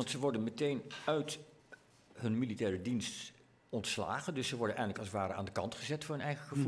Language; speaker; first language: Dutch; native; Dutch